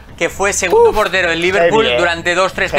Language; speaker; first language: Spanish; native; Spanish